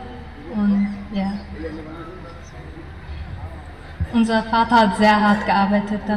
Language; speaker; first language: German; early bilingual, other home language; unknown